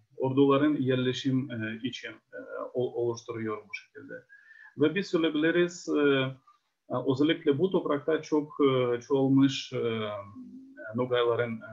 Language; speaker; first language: Turkish; non-native, fluent; Ukrainian